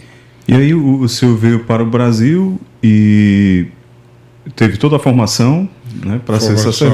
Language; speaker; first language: Portuguese; native; Portuguese